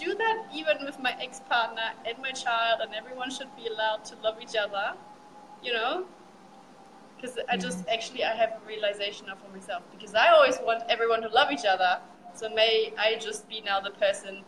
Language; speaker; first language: English; non-native, fluent; German